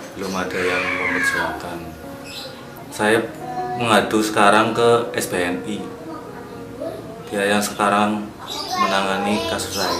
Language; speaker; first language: Indonesian; non-native, local second language; Javanese